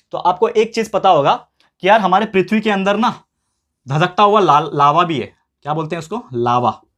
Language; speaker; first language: Hindi; native; Hindi